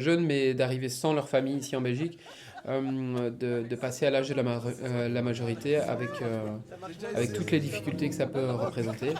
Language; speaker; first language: French; native; French